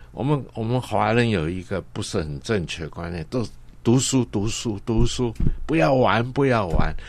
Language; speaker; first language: Chinese; non-native, local second language; Cantonese